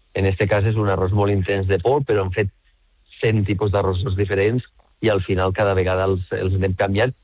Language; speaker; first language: Catalan; native; Catalan